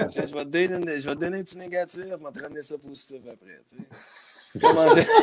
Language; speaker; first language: French; native; French